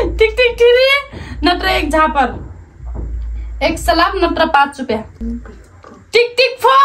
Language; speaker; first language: Nepali; non-native, local second language; Dangaura Tharu